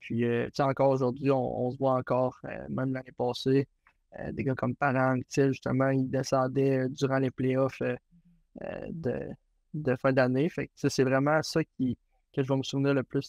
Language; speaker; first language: French; native; French